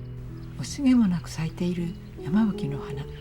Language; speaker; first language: Japanese; native; Japanese